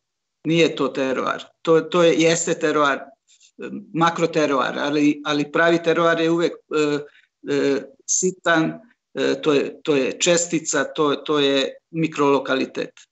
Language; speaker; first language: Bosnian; non-native, local second language; Hungarian